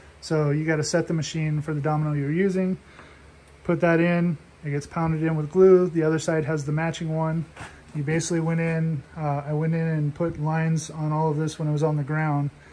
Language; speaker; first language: English; native; English